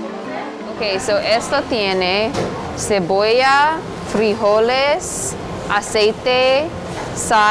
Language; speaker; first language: Spanish; non-native, learner; English